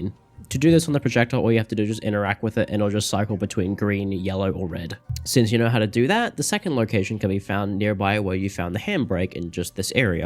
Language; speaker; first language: English; native; English